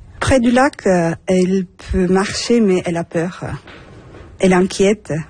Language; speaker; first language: French; non-native, learner; Turkish